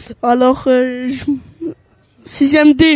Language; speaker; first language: French; early bilingual, other home language; Albanian